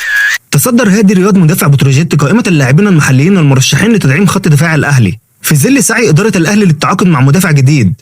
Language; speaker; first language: Arabic; native; Arabic